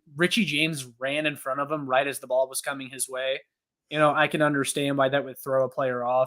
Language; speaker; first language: English; native; English